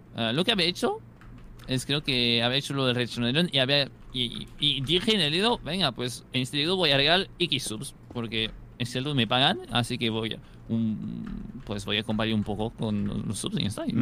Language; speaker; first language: Spanish; non-native, fluent; French